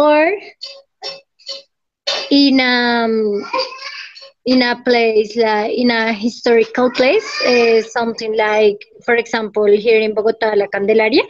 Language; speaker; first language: English; non-native, learner; Spanish